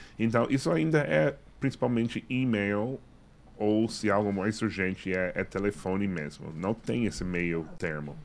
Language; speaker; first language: Portuguese; non-native, fluent; English